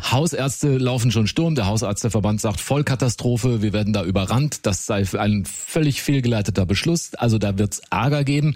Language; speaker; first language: German; native; German